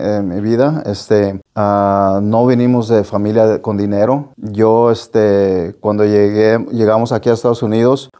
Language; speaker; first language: Spanish; native; Spanish